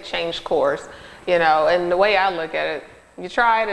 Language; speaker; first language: English; native; English